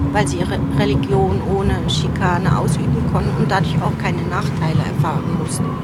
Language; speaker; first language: German; early bilingual, other home language; Turoyo